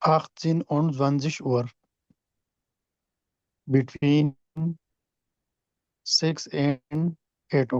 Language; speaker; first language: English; non-native, learner; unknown